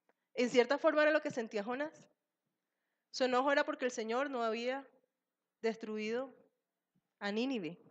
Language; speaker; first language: Spanish; native; Spanish